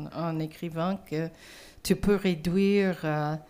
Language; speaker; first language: French; non-native, fluent; English